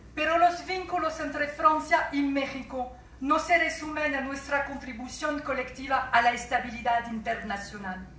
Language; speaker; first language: Spanish; non-native, fluent; French